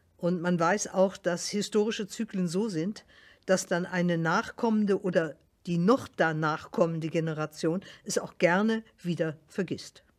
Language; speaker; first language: German; native; German